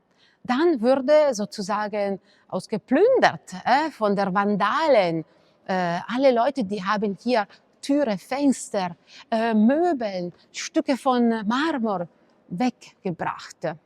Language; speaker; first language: German; non-native, fluent; Italian